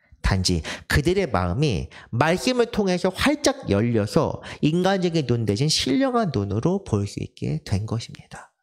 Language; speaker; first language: Korean; native; Korean